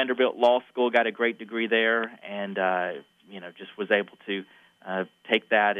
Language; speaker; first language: English; native; English